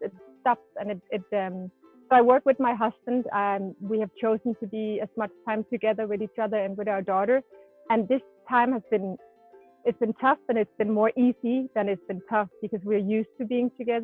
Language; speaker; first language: English; non-native, fluent; Danish